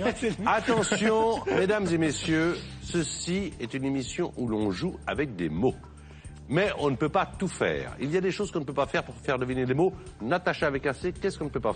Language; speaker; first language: French; native; French